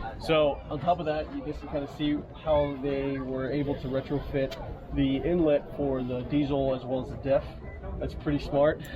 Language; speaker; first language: English; native; English